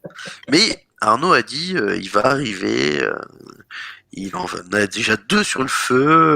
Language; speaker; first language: French; native; French